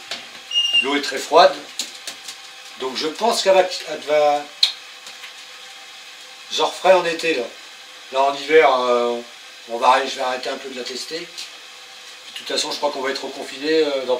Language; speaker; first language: French; native; French